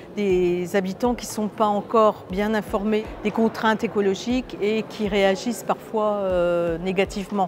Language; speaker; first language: French; native; French